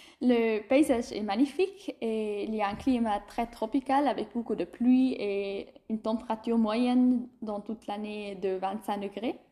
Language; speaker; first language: French; non-native, learner; German